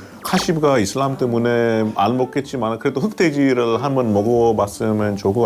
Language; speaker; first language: Korean; non-native, fluent; Hindi